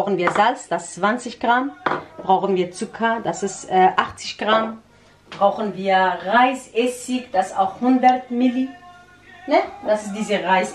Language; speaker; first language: German; non-native, learner; Central Kurdish